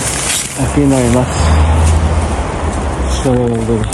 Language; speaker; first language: Spanish; non-native, learner; Filipino